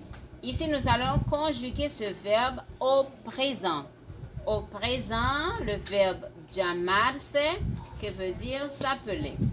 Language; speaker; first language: French; non-native, fluent; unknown